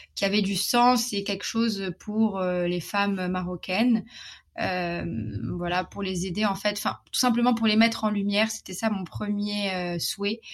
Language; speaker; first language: French; non-native, local second language; Arabic